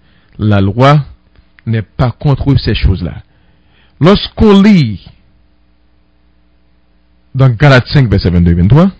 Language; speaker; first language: French; non-native, local second language; Haitian Creole